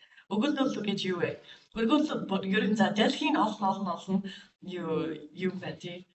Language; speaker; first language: Mongolian; non-native, learner; English